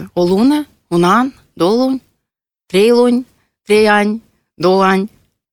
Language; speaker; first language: Romanian; non-native, local second language; Russian